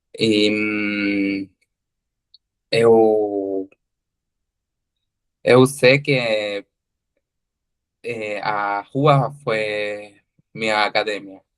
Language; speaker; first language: Portuguese; non-native, learner; Spanish